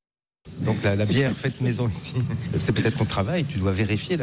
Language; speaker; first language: French; native; French